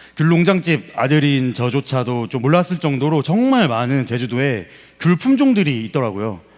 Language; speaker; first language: Korean; native; Korean